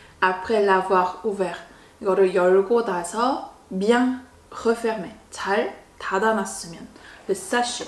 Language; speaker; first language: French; non-native, fluent; Korean